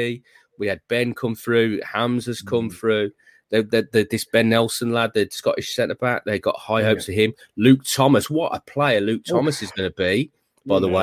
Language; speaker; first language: English; native; English